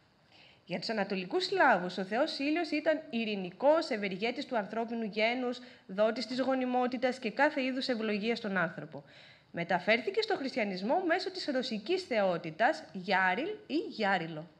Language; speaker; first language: Greek; native; Greek